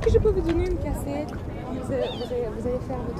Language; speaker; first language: French; non-native, fluent; Russian